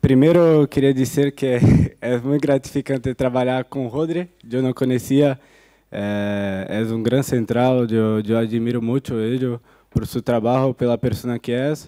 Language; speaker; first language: Spanish; non-native, fluent; Portuguese